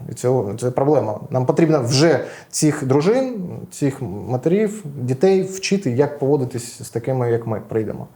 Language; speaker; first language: Ukrainian; non-native, local second language; Russian